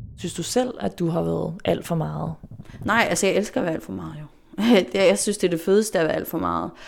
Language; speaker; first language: Danish; non-native, local second language; Faroese